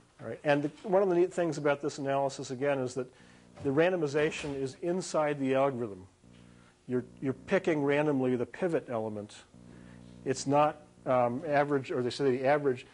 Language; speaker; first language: English; native; English